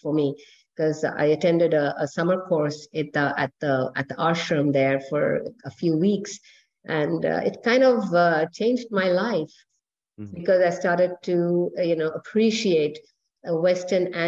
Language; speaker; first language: English; non-native, local second language; Hindi